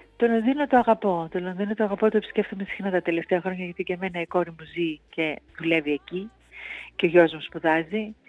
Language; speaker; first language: Greek; native; Greek